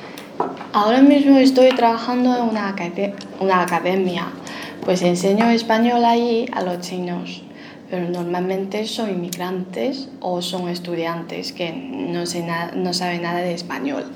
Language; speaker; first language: Spanish; non-native, fluent; Chinese